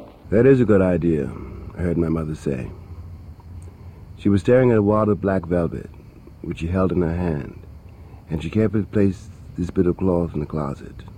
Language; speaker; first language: English; native; English